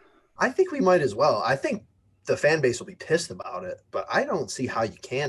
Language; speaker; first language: English; native; English